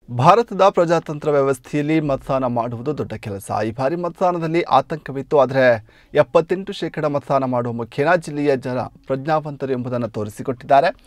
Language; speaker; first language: Kannada; native; Kannada